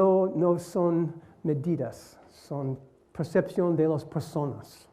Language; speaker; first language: Spanish; non-native, learner; English